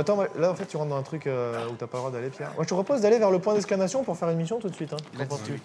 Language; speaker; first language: French; native; French